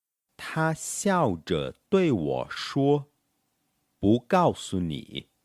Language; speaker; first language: Chinese; non-native, fluent; Portuguese